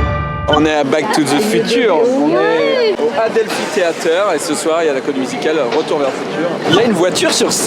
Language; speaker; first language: French; native; French